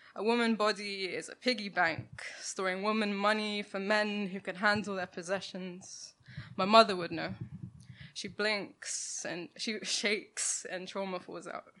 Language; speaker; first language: English; native; English